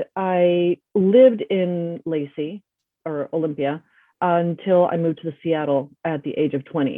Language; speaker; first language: English; early bilingual, other home language; Spanish